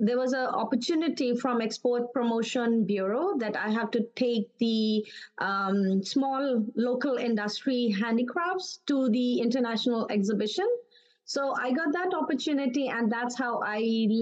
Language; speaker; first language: English; non-native, local second language; Urdu